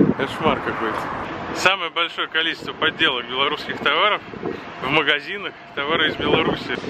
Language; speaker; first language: Russian; native; Russian